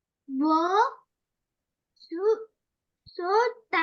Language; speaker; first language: French; non-native, learner; Arabic